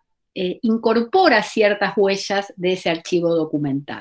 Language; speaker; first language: Spanish; native; Spanish